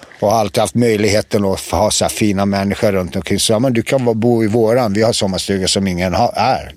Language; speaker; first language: Swedish; early bilingual, other home language; Serbian